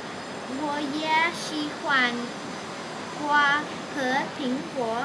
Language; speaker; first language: Chinese; non-native, learner; English